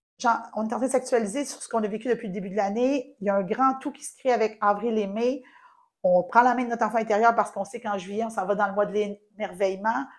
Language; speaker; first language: French; native; French